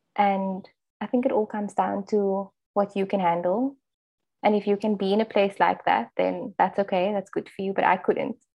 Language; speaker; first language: English; native; English